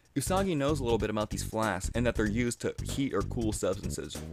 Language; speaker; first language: English; native; English